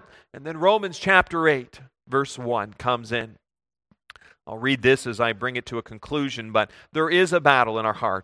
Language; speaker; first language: English; native; English